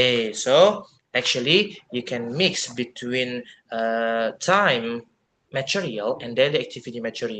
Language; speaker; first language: English; non-native, fluent; Indonesian